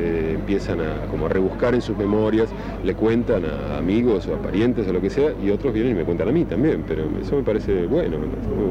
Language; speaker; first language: Spanish; native; Spanish